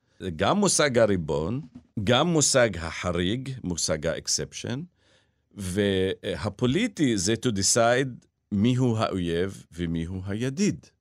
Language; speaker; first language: Hebrew; non-native, local second language; Arabic